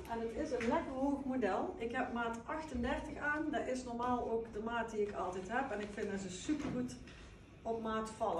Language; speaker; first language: Dutch; native; Dutch